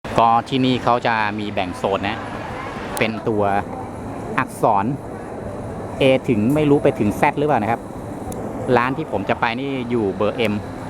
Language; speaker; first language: Thai; native; Thai